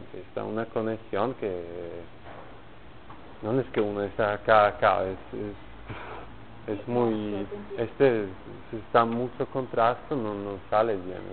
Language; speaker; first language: Spanish; non-native, learner; Polish